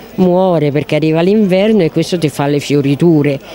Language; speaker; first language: Italian; native; Italian